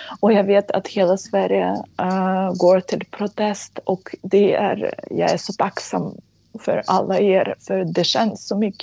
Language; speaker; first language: Swedish; non-native, fluent; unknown